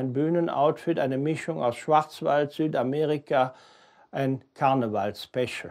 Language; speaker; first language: German; native; German